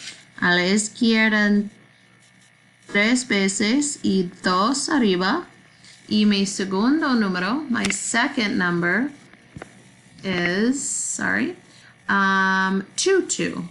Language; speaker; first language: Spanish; non-native, learner; English